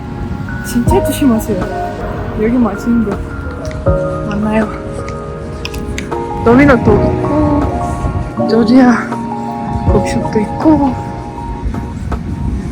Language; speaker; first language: Korean; non-native, learner; Ukrainian